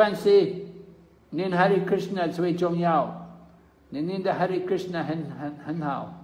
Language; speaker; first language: Chinese; non-native, learner; English